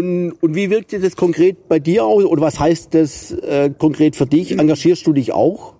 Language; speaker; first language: German; native; German